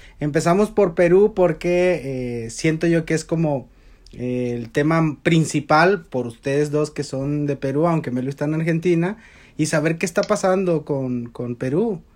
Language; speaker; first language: Spanish; native; Spanish